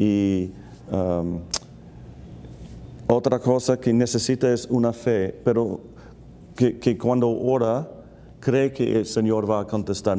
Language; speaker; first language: Spanish; non-native, fluent; English